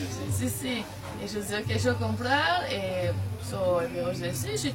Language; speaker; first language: Spanish; non-native, learner; French